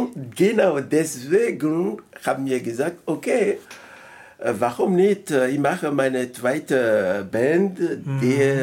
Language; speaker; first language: German; non-native, learner; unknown